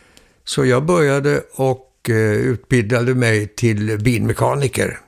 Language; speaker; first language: Swedish; early bilingual, heritage; Swedish